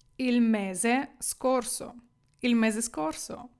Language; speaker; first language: Italian; non-native, fluent; Ukrainian